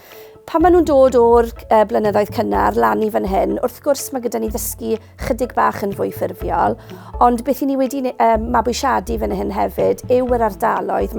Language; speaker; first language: Welsh; native; Welsh